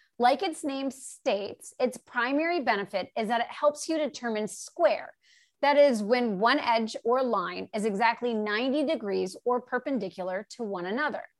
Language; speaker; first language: English; native; English